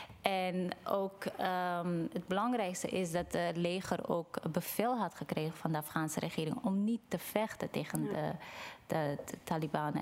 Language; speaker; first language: Dutch; non-native, fluent; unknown